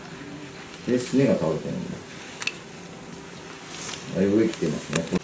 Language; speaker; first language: Japanese; native; Japanese